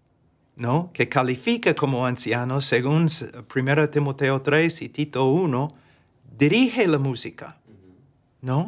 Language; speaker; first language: Spanish; non-native, fluent; English